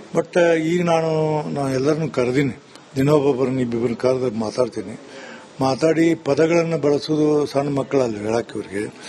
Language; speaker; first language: Kannada; native; Kannada